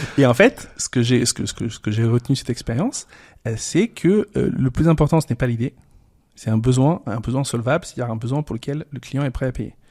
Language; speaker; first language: French; early bilingual, other home language; Serbian